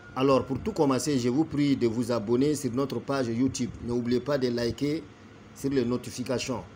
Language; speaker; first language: French; non-native, local second language; Bambara